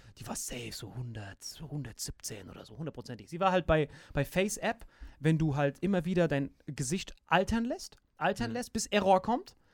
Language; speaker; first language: German; native; German